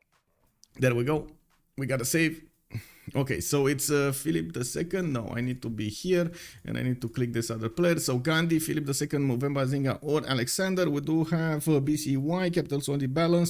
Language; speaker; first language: English; non-native, fluent; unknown